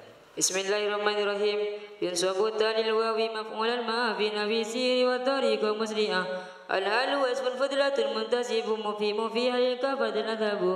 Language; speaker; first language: Arabic; non-native, learner; Indonesian